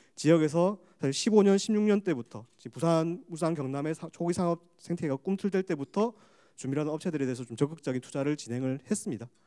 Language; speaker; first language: Korean; native; Korean